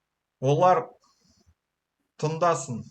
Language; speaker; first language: Kazakh; non-native, learner; Russian